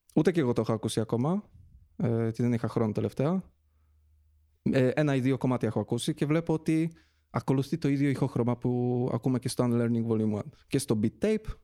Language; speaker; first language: Greek; early bilingual, other home language; Polish